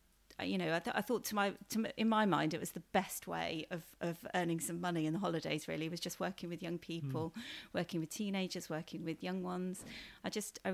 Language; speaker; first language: English; native; English